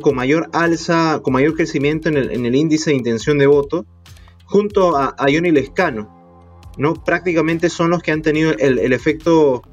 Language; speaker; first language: Spanish; native; Spanish